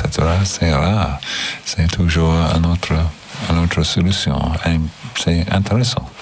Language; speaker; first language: French; non-native, fluent; English